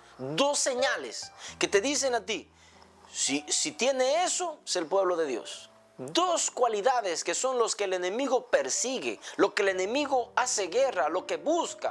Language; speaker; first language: Spanish; native; Spanish